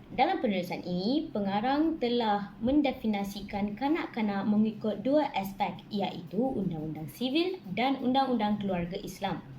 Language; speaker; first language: Malay; non-native, local second language; Tamil